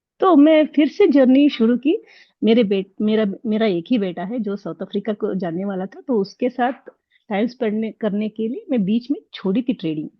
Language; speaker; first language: Hindi; non-native, local second language; Kannada